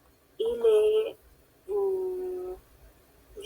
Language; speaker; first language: French; non-native, learner; Spanish